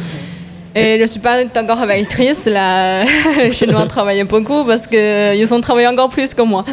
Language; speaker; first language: French; non-native, learner; Chinese